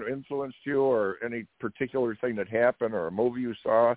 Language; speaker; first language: English; native; English